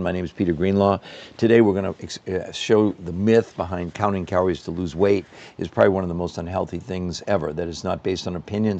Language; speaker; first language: English; native; English